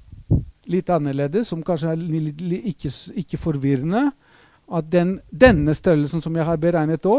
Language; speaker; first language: Norwegian; non-native, fluent; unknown